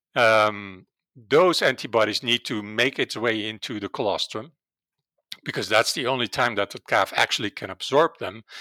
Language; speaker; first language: English; non-native, fluent; Dutch